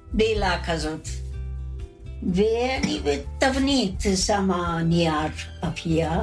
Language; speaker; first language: Hebrew; non-native, fluent; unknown